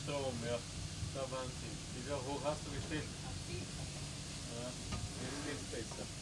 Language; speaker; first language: German; native; German